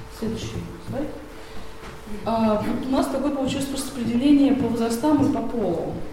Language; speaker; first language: Russian; native; Russian